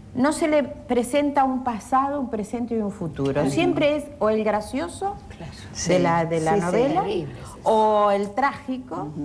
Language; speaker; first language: Spanish; native; Spanish